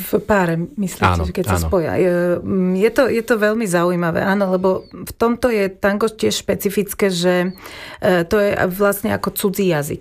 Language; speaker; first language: Slovak; native; Slovak